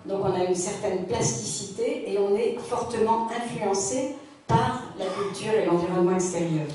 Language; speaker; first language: French; native; French